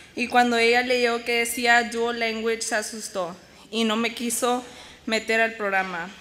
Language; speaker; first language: Spanish; early bilingual, heritage; Spanish